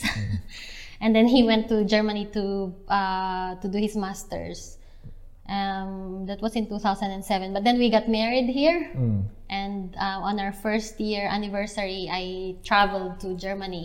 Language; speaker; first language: English; non-native, local second language; Filipino